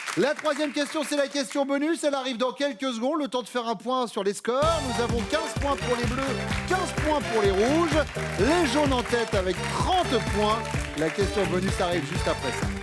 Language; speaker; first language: French; native; French